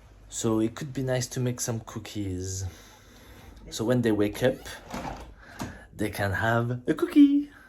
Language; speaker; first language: English; non-native, fluent; French